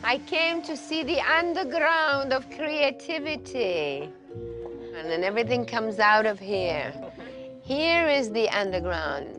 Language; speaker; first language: English; non-native, fluent; French